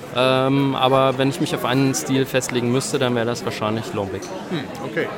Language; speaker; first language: German; native; German